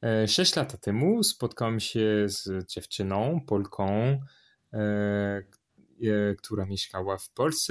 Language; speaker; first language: Polish; non-native, learner; French